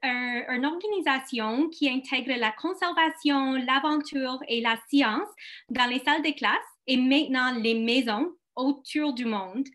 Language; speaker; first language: French; non-native, local second language; English